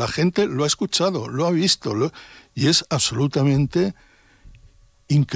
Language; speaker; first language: Spanish; native; Spanish